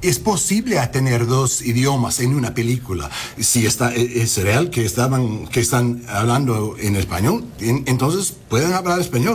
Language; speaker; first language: Spanish; non-native, learner; English